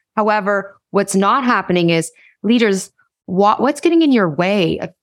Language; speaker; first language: English; native; English